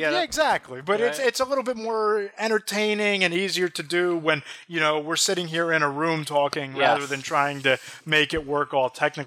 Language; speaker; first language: English; native; English